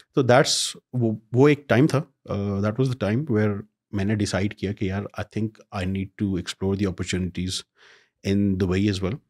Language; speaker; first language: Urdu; non-native, local second language; Pashto